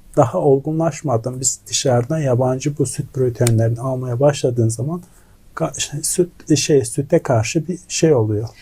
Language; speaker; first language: Turkish; non-native, fluent; Mongolian